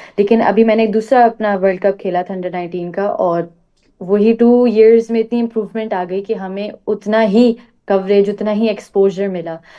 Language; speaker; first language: Urdu; native; Urdu